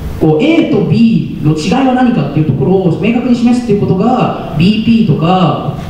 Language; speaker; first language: Japanese; native; Japanese